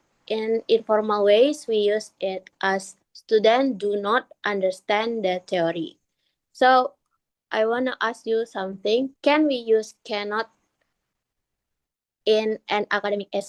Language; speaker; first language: English; non-native, learner; Indonesian